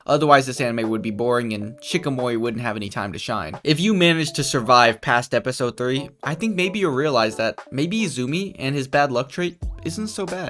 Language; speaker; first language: English; native; English